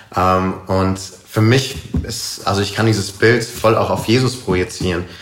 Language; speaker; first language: German; native; German